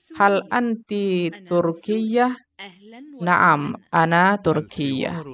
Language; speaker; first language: Arabic; non-native, fluent; Indonesian